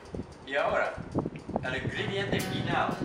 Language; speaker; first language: Spanish; non-native, learner; English